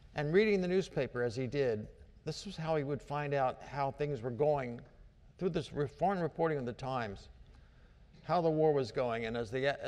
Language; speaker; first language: English; native; English